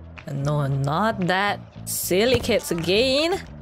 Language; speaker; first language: English; non-native, fluent; Indonesian